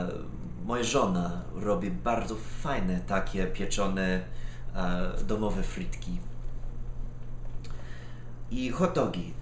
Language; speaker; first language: Polish; non-native, fluent; English